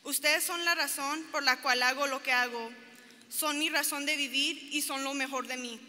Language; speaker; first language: Spanish; early bilingual, other home language; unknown